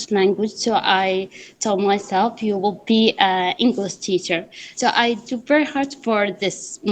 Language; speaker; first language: English; non-native, learner; Arabic